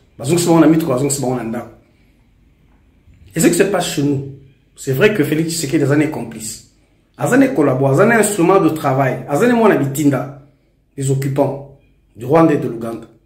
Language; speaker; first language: French; non-native, local second language; Lingala